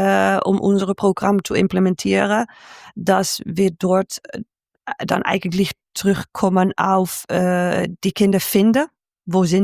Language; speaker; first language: German; non-native, fluent; Dutch